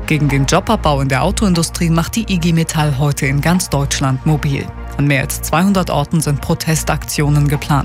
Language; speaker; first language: German; native; German